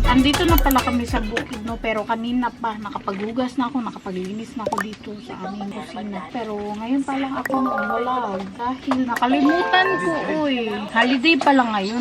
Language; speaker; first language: Filipino; non-native, local second language; Cebuano